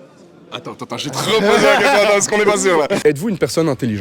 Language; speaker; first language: French; native; French